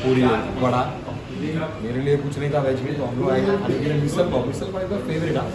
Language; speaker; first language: Hindi; non-native, local second language; Marathi